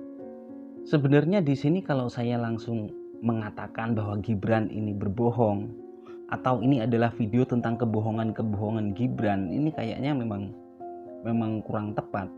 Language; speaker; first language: Indonesian; native; Indonesian